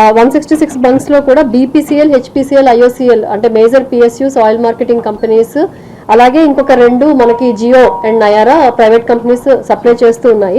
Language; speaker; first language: Telugu; native; Telugu